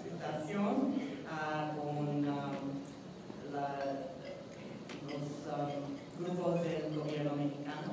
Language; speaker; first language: Spanish; non-native, fluent; English